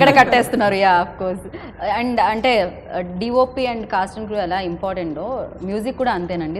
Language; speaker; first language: Telugu; native; Telugu